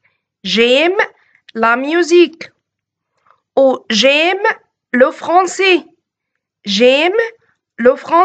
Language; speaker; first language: French; non-native, fluent; Arabic